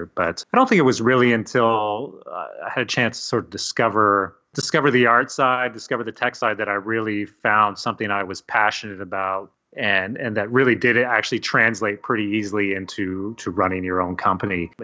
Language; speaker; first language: English; native; English